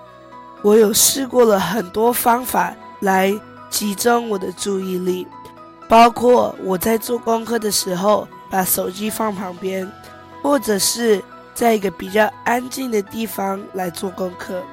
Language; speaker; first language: Chinese; early bilingual, heritage; Chinese